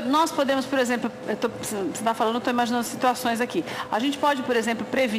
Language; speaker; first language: Portuguese; native; Portuguese